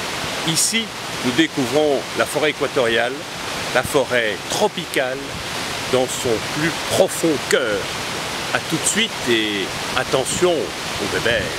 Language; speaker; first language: French; native; French